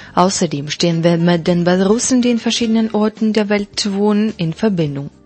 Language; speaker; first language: German; non-native, fluent; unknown